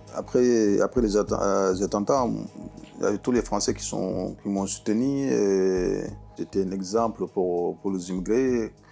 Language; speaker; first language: French; non-native, fluent; Soninke